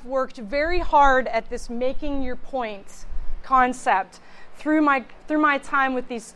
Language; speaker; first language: English; native; English